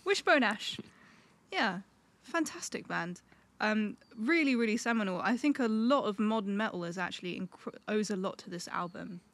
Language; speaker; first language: English; native; English